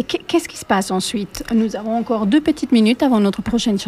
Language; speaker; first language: French; native; French